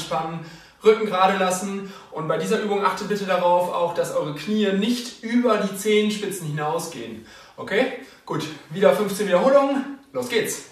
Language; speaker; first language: German; native; German